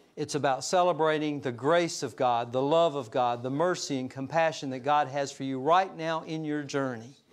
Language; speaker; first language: English; native; English